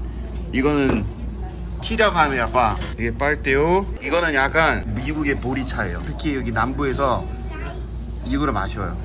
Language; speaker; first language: Korean; non-native, fluent; English